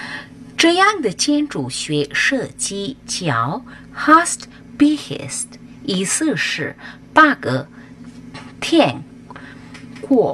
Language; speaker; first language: Chinese; non-native, fluent; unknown